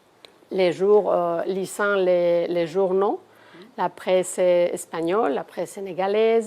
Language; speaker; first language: French; non-native, fluent; Spanish